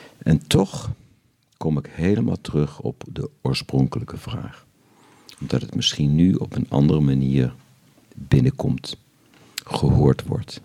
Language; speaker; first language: Dutch; native; Dutch